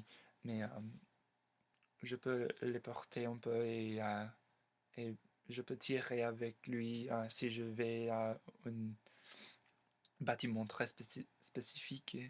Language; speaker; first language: French; non-native, learner; English